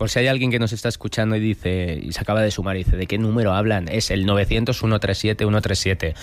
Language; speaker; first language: Spanish; native; Spanish